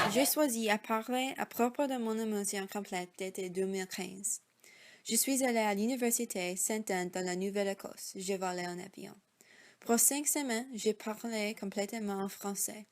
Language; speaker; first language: French; non-native, learner; English